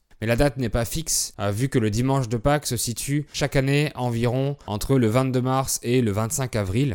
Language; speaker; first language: French; native; French